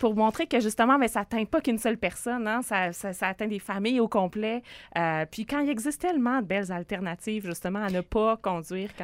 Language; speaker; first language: French; native; French